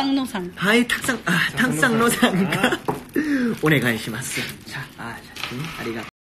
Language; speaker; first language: Japanese; non-native, learner; Korean